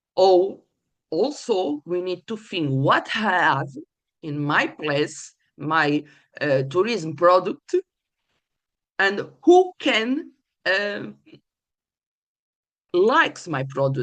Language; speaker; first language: English; non-native, fluent; Portuguese